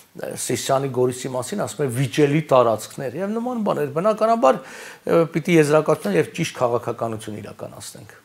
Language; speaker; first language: Armenian; native; Armenian